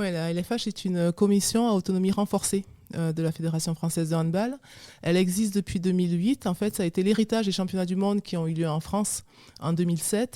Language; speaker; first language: French; native; French